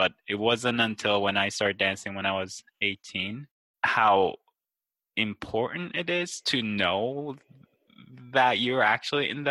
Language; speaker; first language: English; non-native, fluent; Japanese